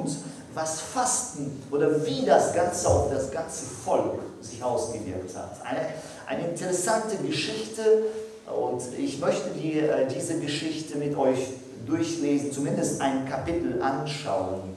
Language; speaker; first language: German; non-native, fluent; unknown